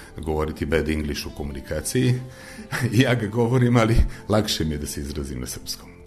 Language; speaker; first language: Serbian; non-native, local second language; Hungarian